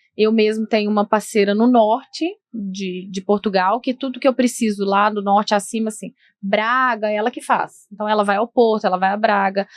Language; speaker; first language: Portuguese; native; Portuguese